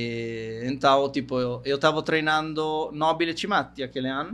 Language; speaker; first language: Portuguese; non-native, fluent; Italian